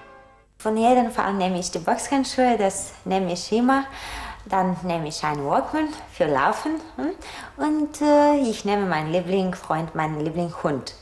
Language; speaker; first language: German; non-native, learner; Bulgarian